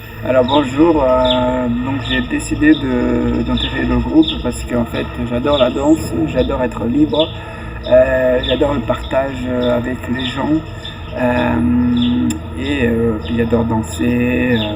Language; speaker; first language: French; native; French